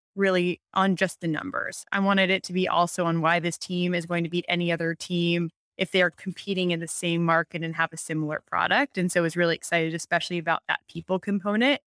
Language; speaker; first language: English; native; English